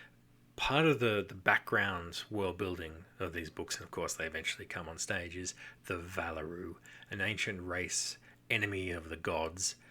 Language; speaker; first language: English; native; English